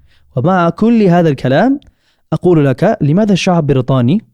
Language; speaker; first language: Arabic; non-native, fluent; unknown